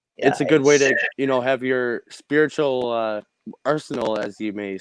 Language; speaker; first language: English; native; English